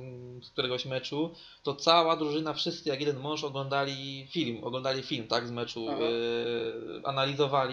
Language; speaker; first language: Polish; native; Polish